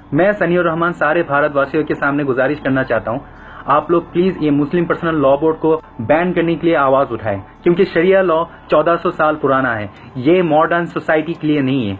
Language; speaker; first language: Hindi; non-native, fluent; Bangla